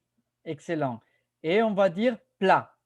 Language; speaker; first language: French; non-native, fluent; Spanish